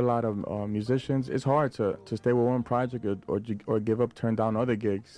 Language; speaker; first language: English; native; English